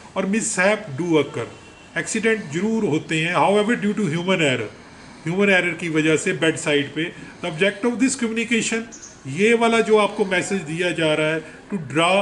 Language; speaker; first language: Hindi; non-native, local second language; Punjabi